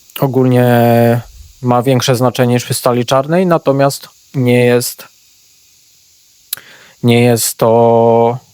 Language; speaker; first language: Polish; native; Polish